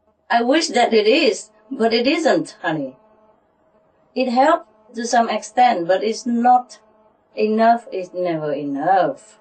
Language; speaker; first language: English; non-native, fluent; Vietnamese